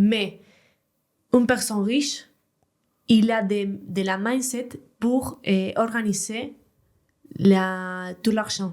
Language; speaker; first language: French; non-native, learner; Spanish